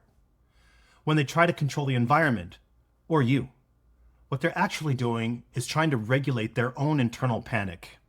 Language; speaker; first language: English; native; English